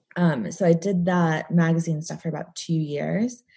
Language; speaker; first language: English; native; English